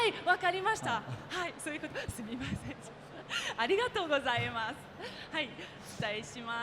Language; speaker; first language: Japanese; non-native, fluent; French